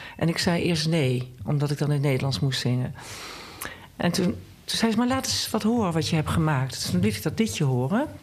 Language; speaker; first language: Dutch; native; Dutch